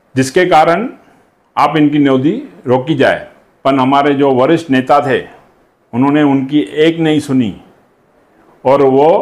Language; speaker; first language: Hindi; non-native, local second language; Sindhi